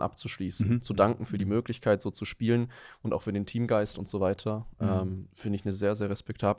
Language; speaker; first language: German; native; German